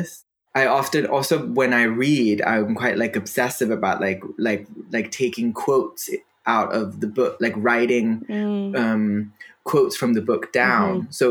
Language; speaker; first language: English; non-native, fluent; Danish